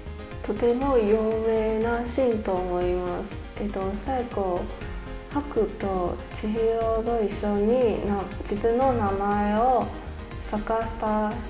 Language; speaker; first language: Japanese; non-native, learner; Chinese